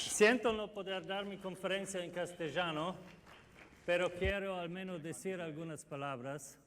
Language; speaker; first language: Spanish; non-native, learner; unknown